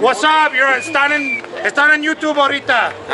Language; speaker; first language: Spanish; non-native, learner; English